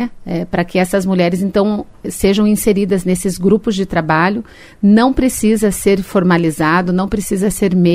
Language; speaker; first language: Portuguese; native; Portuguese